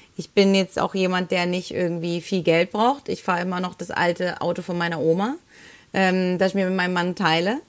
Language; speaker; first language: German; early bilingual, other home language; Spanish